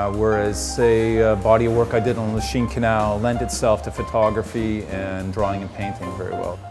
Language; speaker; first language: English; native; English